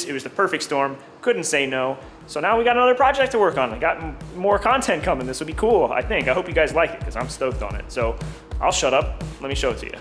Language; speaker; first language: English; native; English